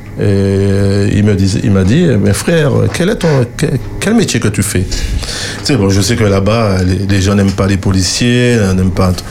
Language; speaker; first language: French; native; French